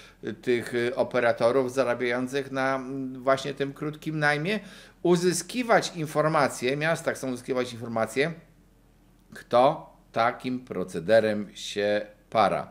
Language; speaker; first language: Polish; native; Polish